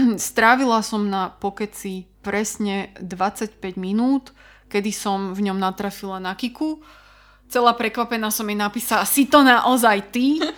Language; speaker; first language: Slovak; native; Slovak